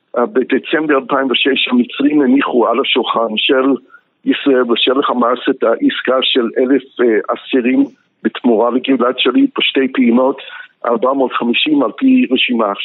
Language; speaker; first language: Hebrew; non-native, fluent; English